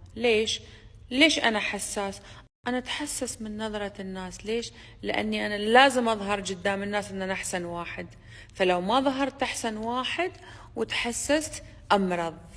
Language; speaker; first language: Arabic; native; Arabic